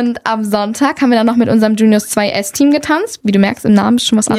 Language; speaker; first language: German; native; German